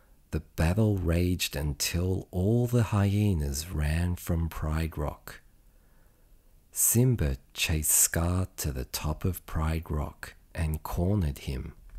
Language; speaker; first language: English; early bilingual, other home language; Japanese